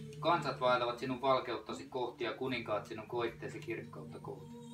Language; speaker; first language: Finnish; native; Finnish